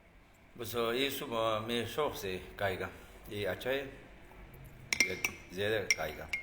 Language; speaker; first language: Hindi; non-native, learner; Pashto